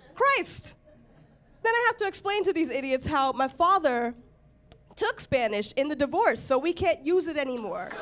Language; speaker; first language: English; native; English